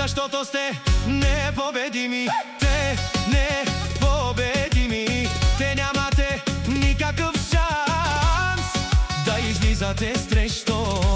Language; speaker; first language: Bulgarian; non-native, local second language; Romany